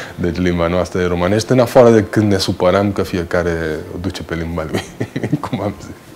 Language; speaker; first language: Romanian; non-native, fluent; Spanish